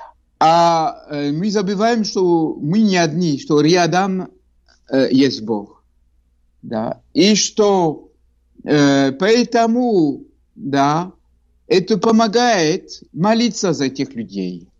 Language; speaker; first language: Russian; non-native, fluent; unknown